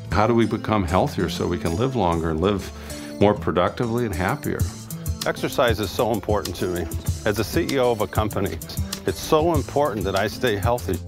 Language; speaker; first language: English; native; English